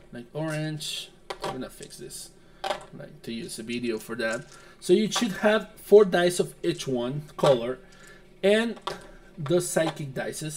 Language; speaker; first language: English; non-native, learner; Spanish